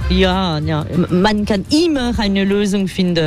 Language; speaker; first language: German; non-native, fluent; French